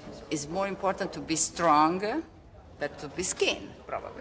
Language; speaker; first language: English; non-native, fluent; Italian